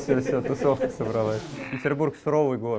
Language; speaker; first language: Russian; native; Russian